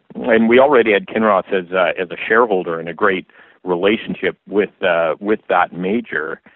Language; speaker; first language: English; native; English